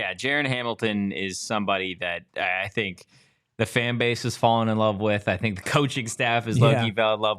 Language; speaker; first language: English; native; English